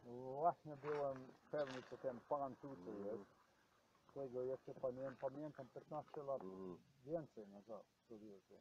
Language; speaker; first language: Polish; non-native, learner; Croatian